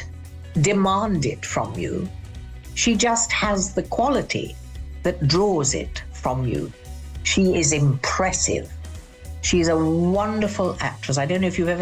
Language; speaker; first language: English; native; English